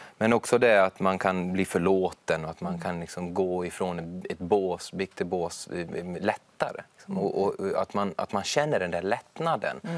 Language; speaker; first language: Swedish; native; Swedish